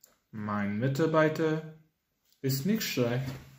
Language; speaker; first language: German; non-native, learner; English